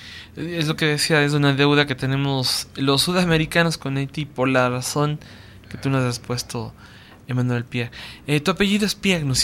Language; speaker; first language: Spanish; native; Spanish